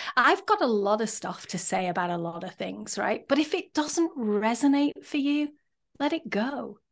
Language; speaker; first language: English; native; English